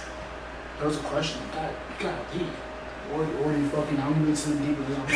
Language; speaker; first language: English; native; English